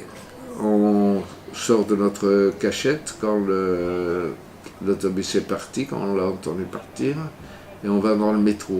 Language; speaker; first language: French; native; French